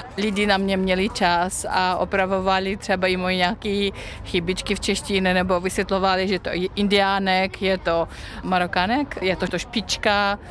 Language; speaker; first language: Czech; non-native, fluent; Russian